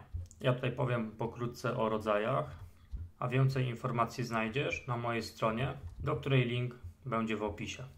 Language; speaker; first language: Polish; native; Polish